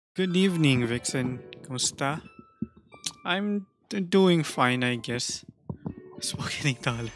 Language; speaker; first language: English; non-native, local second language; Filipino